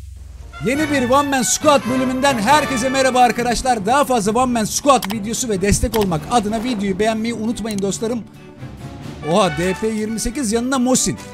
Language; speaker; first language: Turkish; native; Turkish